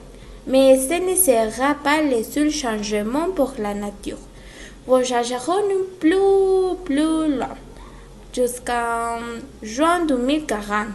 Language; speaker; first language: French; non-native, learner; Spanish